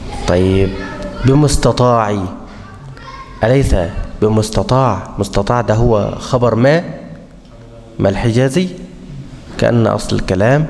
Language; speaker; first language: Arabic; native; Arabic